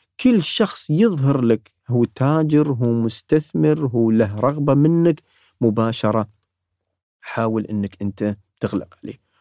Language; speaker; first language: Arabic; native; Arabic